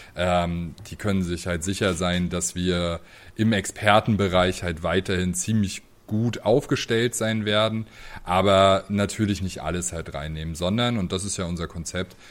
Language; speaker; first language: German; native; German